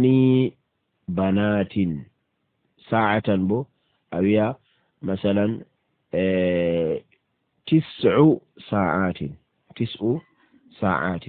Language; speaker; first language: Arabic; non-native, fluent; Fula